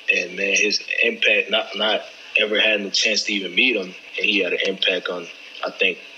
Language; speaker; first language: English; native; English